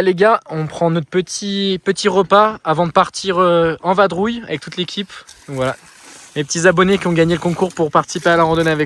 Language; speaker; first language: French; native; French